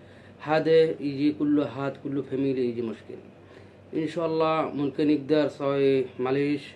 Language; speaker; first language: Arabic; non-native, learner; Bangla